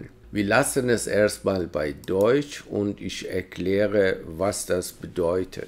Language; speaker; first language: German; non-native, fluent; Persian